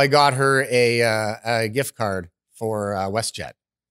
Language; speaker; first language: English; native; English